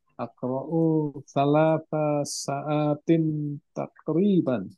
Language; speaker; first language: Arabic; non-native, learner; Indonesian